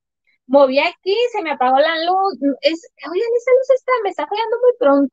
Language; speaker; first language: Spanish; native; Spanish